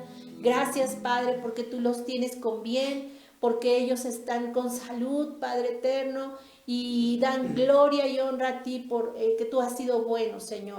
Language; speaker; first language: Spanish; native; Spanish